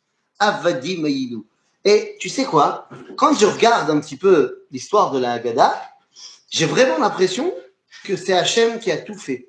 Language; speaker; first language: French; native; French